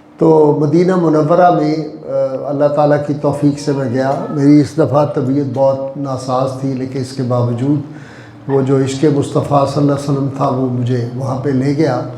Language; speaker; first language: Urdu; non-native, local second language; Punjabi